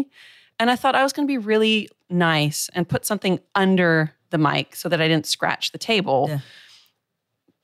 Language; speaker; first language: English; native; English